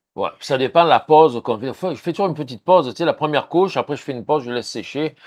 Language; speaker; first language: French; native; French